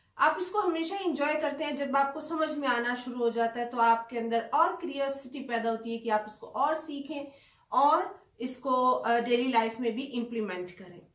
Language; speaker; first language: Urdu; native; Urdu